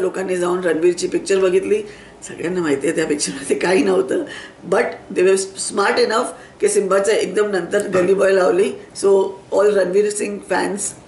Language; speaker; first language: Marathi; non-native, local second language; Sindhi